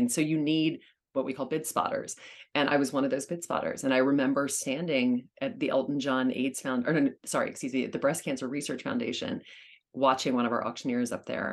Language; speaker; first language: English; native; English